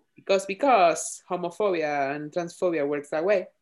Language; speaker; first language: English; non-native, fluent; Spanish